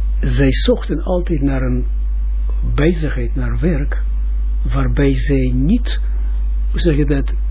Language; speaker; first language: Dutch; non-native, fluent; Russian